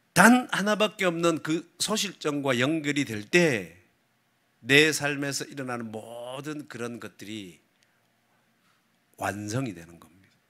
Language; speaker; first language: Korean; native; Korean